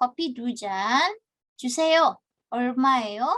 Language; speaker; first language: Korean; non-native, fluent; Indonesian